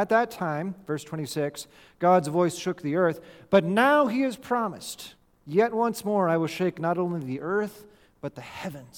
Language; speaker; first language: English; native; English